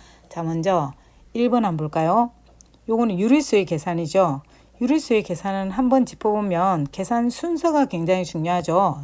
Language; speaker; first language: Korean; native; Korean